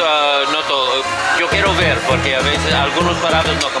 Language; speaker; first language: Spanish; non-native, learner; English